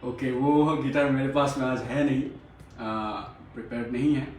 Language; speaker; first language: Hindi; non-native, local second language; Assamese